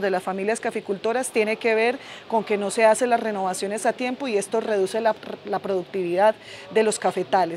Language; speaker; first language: Spanish; native; Spanish